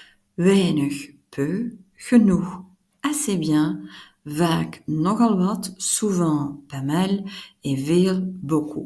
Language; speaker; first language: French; non-native, fluent; Dutch